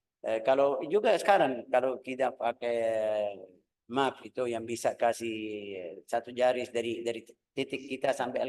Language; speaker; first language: Indonesian; non-native, fluent; Arabic